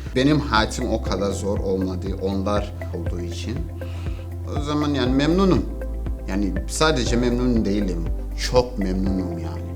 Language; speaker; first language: Turkish; non-native, learner; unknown